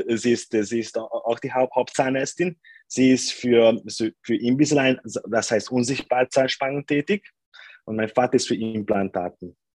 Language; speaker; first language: German; non-native, fluent; Hungarian